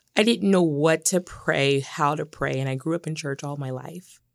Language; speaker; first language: English; native; English